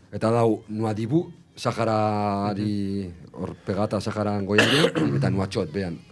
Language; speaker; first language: Basque; native; Basque